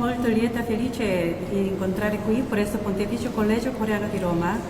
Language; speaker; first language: Italian; non-native, fluent; Korean